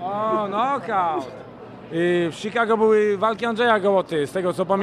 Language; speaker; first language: Polish; native; Polish